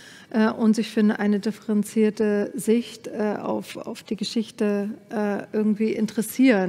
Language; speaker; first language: German; native; German